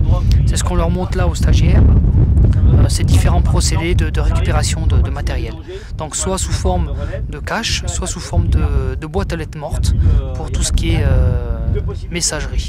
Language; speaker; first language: French; native; French